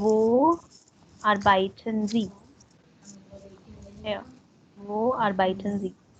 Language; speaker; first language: German; non-native, learner; Hindi